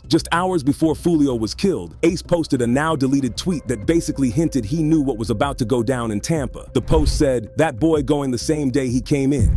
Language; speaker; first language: English; native; English